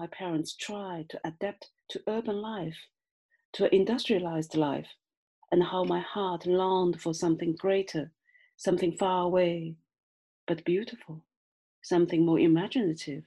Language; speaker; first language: English; non-native, fluent; Chinese